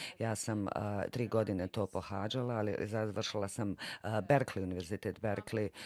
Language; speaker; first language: Bosnian; non-native, fluent; English